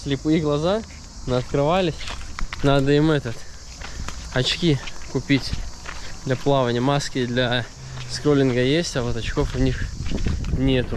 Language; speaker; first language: Russian; native; Russian